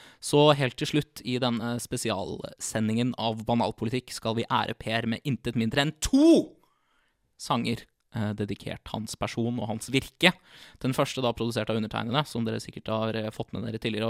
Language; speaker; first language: Norwegian; native; Norwegian